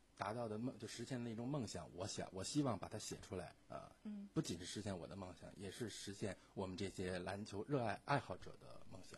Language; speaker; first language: Chinese; native; Chinese